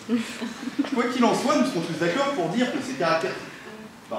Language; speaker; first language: French; native; French